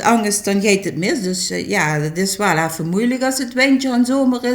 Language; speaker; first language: Dutch; native; Dutch